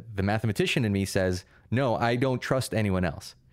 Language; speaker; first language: English; early bilingual, other home language; Russian